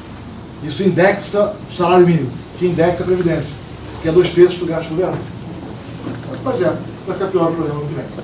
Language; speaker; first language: Portuguese; native; Portuguese